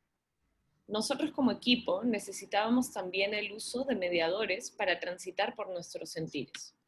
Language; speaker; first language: Spanish; native; Spanish